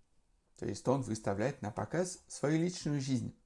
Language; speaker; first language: Russian; non-native, fluent; French